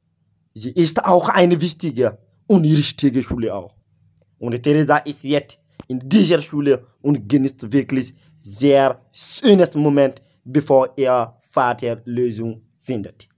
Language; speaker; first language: German; non-native, learner; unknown